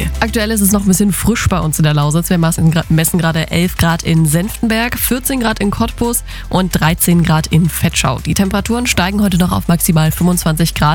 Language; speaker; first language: German; native; German